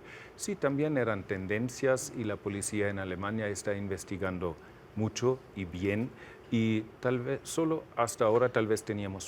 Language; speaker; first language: Spanish; non-native, fluent; German